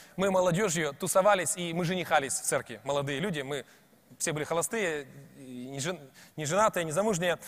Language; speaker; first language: Russian; native; Russian